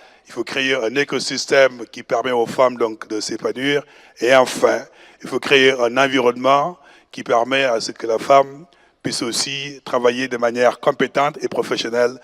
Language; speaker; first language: French; non-native, local second language; Wolof